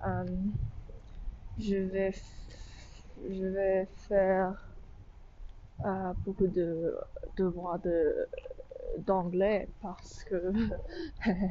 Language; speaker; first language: French; non-native, learner; English